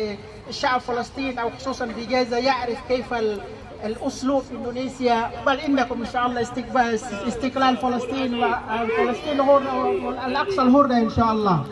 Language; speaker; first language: Arabic; non-native, learner; Indonesian